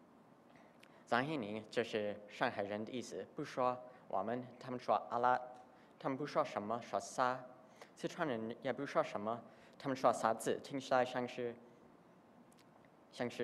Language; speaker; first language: Chinese; non-native, learner; English